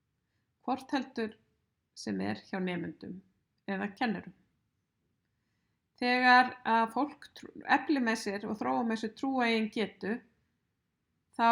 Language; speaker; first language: Icelandic; native; Icelandic